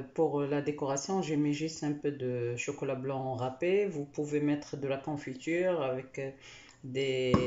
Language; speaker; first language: French; non-native, local second language; Arabic